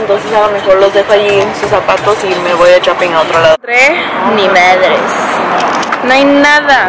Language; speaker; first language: Spanish; early bilingual, heritage; Spanish